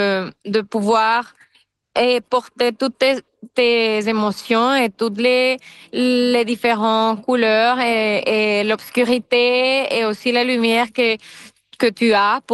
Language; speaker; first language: French; non-native, fluent; Spanish